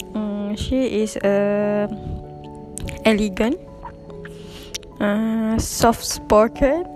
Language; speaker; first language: English; non-native, learner; Malay